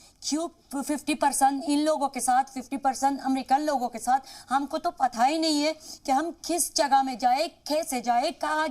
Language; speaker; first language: Hindi; non-native, fluent; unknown